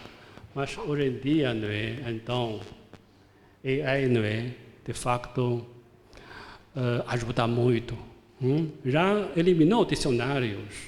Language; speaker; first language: Portuguese; non-native, fluent; Chinese